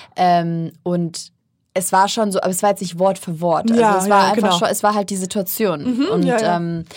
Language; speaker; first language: German; native; German